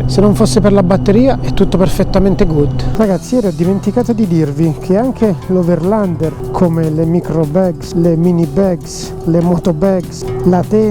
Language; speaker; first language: Italian; native; Italian